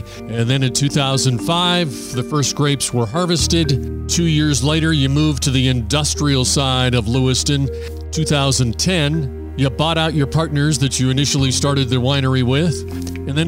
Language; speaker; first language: English; native; English